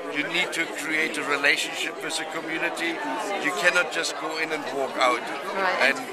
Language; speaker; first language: English; non-native, fluent; German